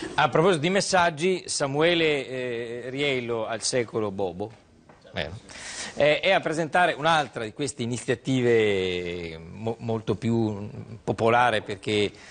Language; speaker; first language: Italian; native; Italian